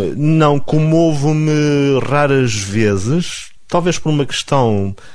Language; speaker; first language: Portuguese; native; Portuguese